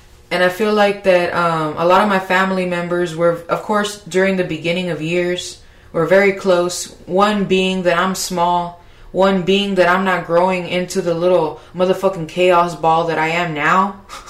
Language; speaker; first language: English; early bilingual, other home language; Spanish